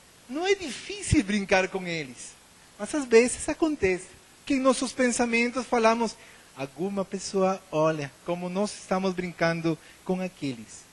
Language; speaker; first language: Portuguese; non-native, learner; Spanish